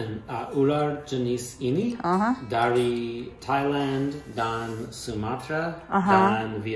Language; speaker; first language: Indonesian; non-native, learner; English